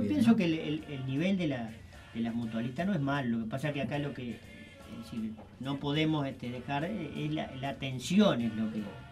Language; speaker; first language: Spanish; native; Spanish